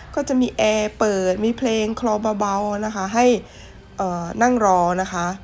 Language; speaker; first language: Thai; non-native, local second language; Northern Khmer